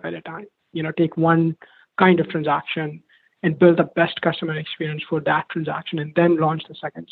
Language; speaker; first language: English; non-native, local second language; Hindi